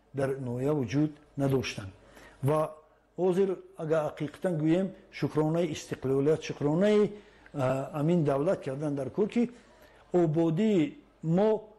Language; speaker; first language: Tajik; non-native, local second language; Shughni